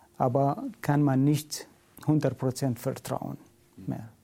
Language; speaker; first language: German; non-native, learner; Syriac